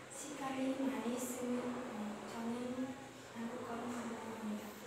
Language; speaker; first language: Korean; non-native, learner; Vietnamese